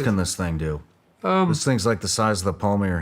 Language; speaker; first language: English; native; English